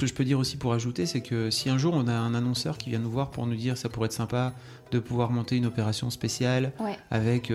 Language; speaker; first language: French; native; French